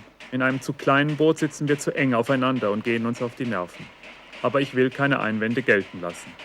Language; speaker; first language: German; native; German